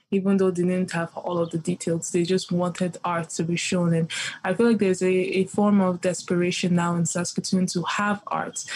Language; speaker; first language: English; early bilingual, other home language; Yoruba